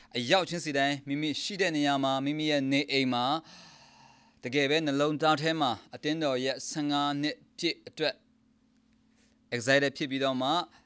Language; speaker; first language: Burmese; non-native, local second language; Kachin